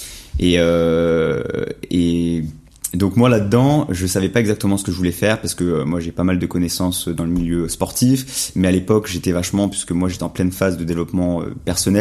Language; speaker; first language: French; native; French